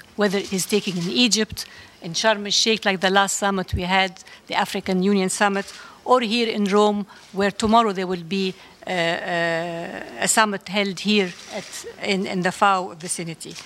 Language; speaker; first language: English; non-native, fluent; Arabic